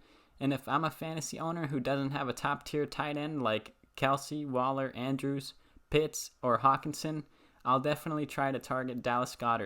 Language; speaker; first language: English; native; English